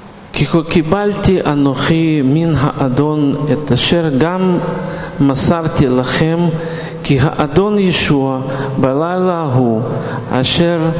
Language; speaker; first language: Hebrew; non-native, fluent; Russian